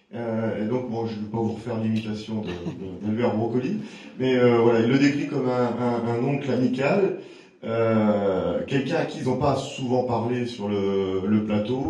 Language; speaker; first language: French; native; French